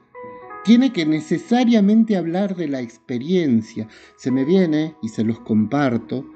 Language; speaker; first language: Spanish; native; Spanish